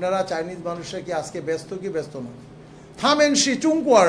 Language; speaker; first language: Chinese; non-native, fluent; Bangla